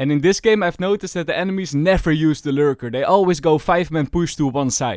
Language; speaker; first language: English; non-native, fluent; Dutch